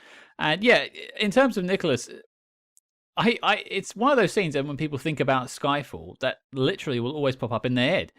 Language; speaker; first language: English; native; English